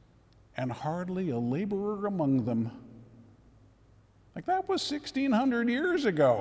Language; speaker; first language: English; native; English